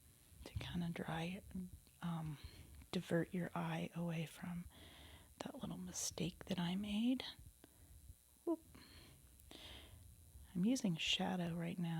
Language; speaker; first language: English; native; English